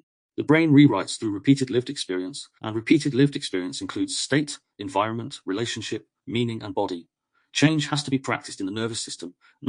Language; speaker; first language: English; native; English